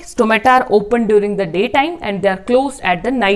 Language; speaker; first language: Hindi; native; Hindi